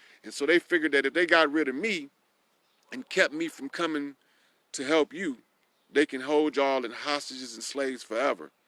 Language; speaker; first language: English; native; English